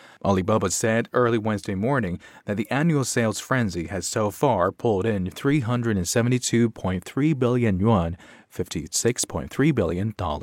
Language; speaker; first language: English; non-native, fluent; Chinese